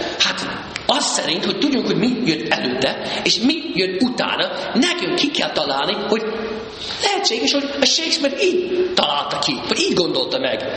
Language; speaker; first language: Hungarian; early bilingual, heritage; Hungarian